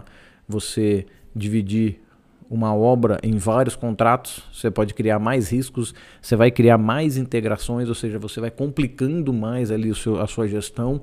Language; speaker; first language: Portuguese; native; Portuguese